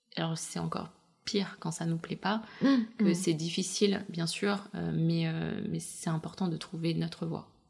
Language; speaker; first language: French; early bilingual, other home language; Russian